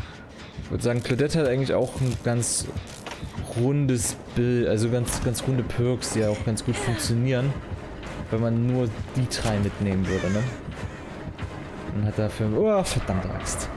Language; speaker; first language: German; native; German